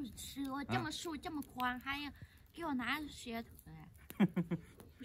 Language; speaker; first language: Chinese; non-native, learner; Lao